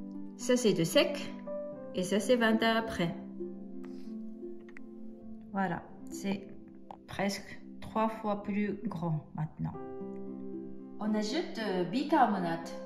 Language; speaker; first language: French; non-native, fluent; Japanese